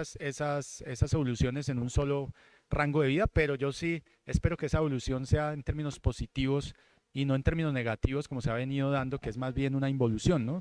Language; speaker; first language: Spanish; native; Spanish